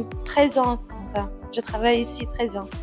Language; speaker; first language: French; non-native, learner; Arabic